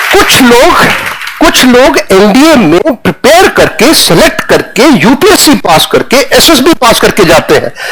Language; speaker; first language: Hindi; non-native, local second language; Punjabi